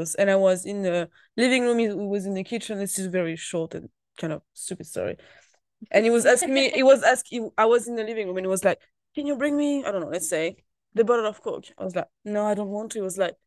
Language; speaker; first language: English; non-native, fluent; French